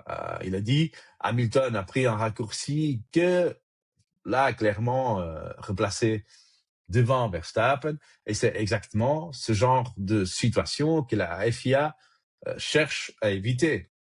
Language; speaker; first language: French; native; French